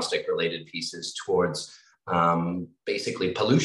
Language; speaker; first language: English; native; English